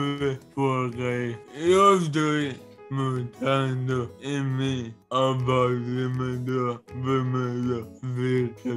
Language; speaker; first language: Spanish; non-native, learner; English